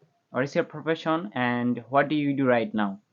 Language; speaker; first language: English; non-native, learner; Bangla